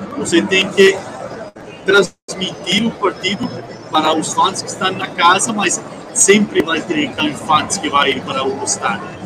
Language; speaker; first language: Portuguese; non-native, fluent; Spanish